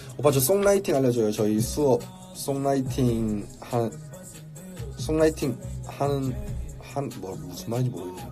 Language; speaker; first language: Korean; native; Korean